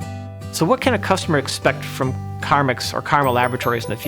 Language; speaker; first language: English; native; English